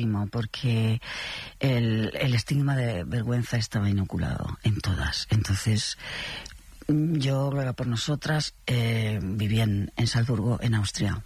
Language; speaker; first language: Spanish; native; Spanish